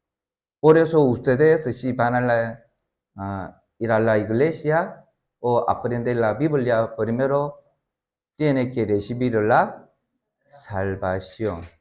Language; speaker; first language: Spanish; non-native, learner; Korean